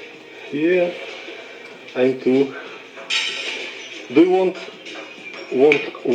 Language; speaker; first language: English; non-native, learner; Russian